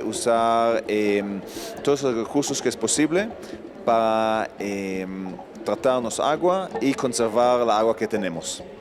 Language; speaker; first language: Spanish; non-native, fluent; Hebrew